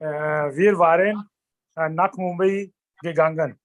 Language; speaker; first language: German; non-native, learner; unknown